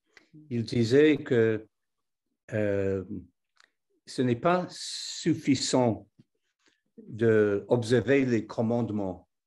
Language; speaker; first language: French; non-native, fluent; English